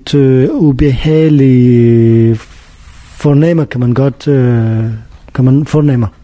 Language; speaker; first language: Danish; non-native, learner; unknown